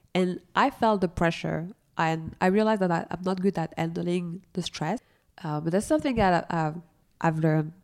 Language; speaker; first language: English; non-native, fluent; French